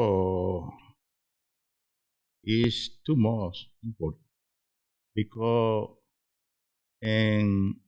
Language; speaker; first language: English; non-native, learner; Spanish